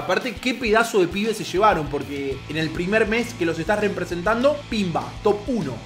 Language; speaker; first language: Spanish; native; Spanish